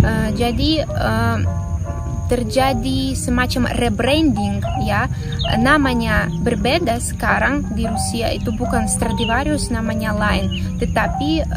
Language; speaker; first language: Indonesian; non-native, fluent; Russian